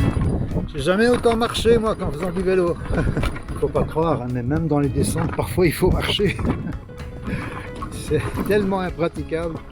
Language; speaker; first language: French; native; French